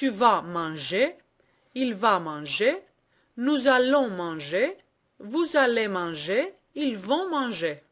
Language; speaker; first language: French; non-native, fluent; Greek